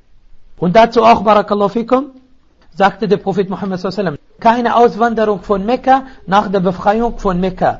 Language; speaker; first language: German; non-native, fluent; Arabic